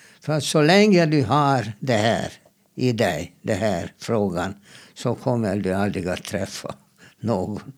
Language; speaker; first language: Swedish; non-native, fluent; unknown